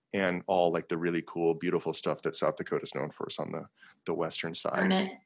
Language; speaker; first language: English; native; English